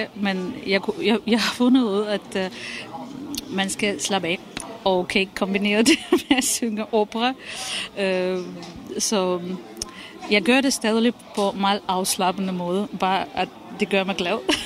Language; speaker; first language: Danish; non-native, fluent; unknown